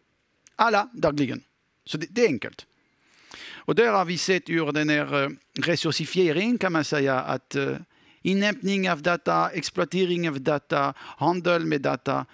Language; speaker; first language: Swedish; non-native, fluent; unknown